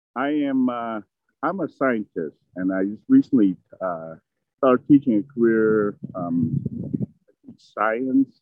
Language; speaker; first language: English; early bilingual, other home language; Vietnamese